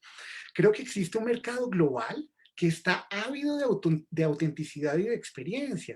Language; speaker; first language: Spanish; native; Spanish